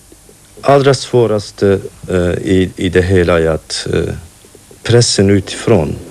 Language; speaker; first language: Swedish; non-native, fluent; Kurdish